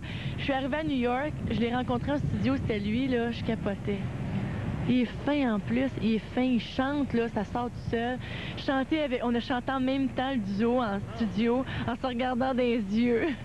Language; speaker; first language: French; native; French